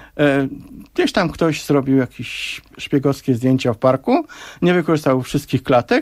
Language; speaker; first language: Polish; native; Polish